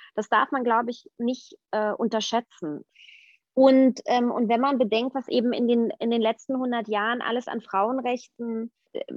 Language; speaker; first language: German; native; German